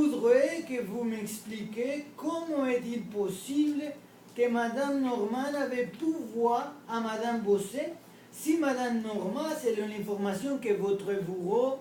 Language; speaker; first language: French; non-native, learner; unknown